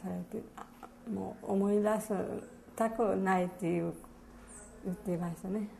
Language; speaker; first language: Japanese; native; Japanese